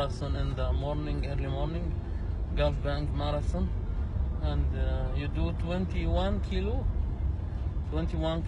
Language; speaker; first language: English; non-native, learner; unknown